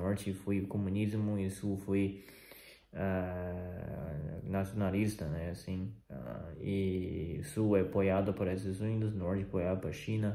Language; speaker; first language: Portuguese; non-native, fluent; Chinese